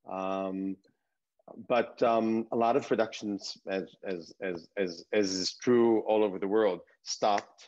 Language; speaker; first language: English; early bilingual, other home language; Hebrew